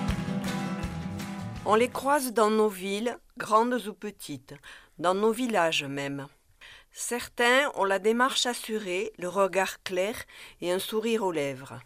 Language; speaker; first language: French; native; French